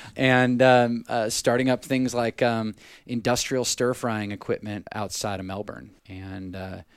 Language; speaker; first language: English; native; English